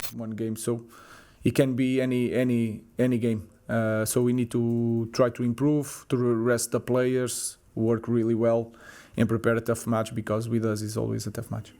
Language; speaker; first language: English; non-native, fluent; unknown